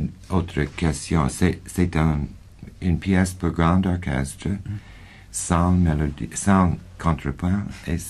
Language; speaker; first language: French; non-native, fluent; English